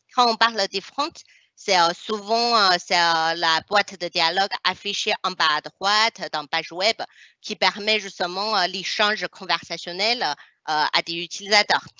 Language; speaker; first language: French; non-native, fluent; Chinese